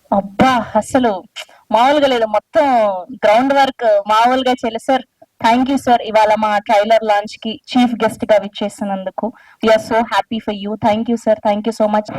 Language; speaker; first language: Telugu; native; Telugu